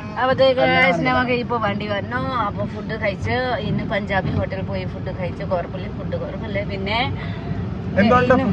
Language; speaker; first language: Malayalam; non-native, learner; Nepali